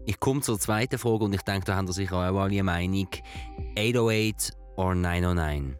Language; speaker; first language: German; native; German